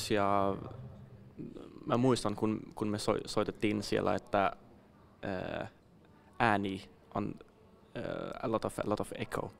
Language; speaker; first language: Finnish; non-native, fluent; Danish